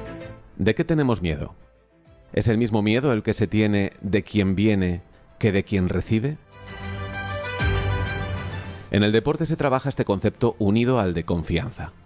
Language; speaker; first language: Spanish; native; Spanish